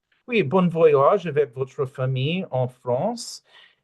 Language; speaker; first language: French; non-native, learner; English